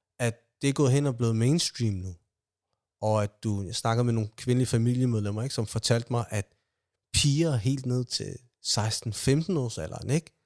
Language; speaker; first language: Danish; early bilingual, other home language; Somali